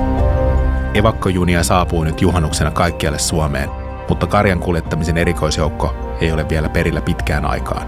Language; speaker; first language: Finnish; native; Finnish